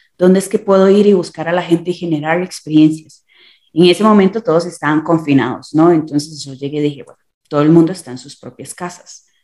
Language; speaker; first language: Spanish; native; Spanish